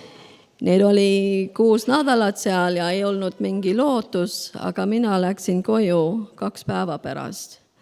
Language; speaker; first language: Estonian; non-native, learner; Spanish